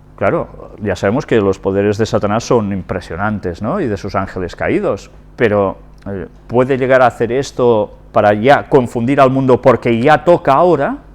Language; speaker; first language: Spanish; non-native, local second language; Catalan